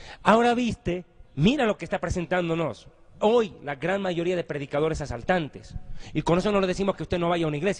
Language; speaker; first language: Spanish; native; Spanish